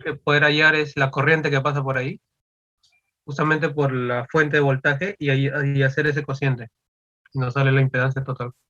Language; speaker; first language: Spanish; native; Spanish